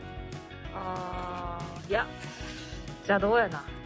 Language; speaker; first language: Japanese; native; Japanese